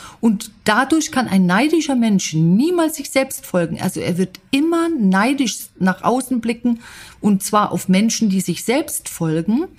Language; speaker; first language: German; native; German